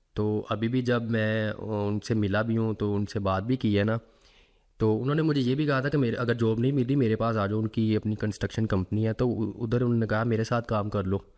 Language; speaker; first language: Urdu; non-native, local second language; Punjabi